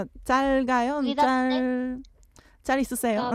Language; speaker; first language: Korean; non-native, learner; Spanish